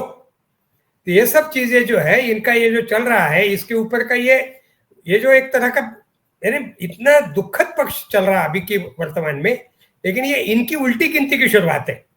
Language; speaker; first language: Hindi; non-native, local second language; Marathi